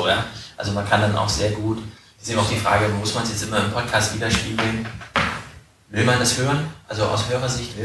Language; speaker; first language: German; native; German